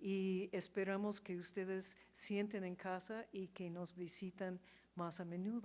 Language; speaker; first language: Spanish; non-native, fluent; English